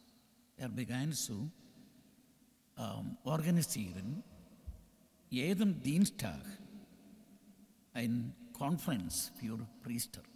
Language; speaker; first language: German; non-native, learner; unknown